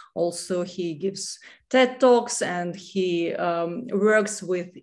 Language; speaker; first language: English; non-native, fluent; Ukrainian